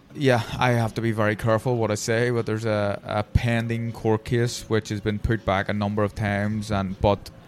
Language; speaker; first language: English; native; English